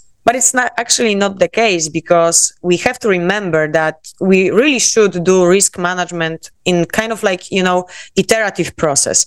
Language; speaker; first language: English; non-native, fluent; Polish